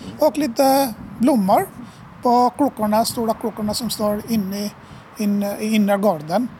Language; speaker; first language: Swedish; non-native, fluent; Arabic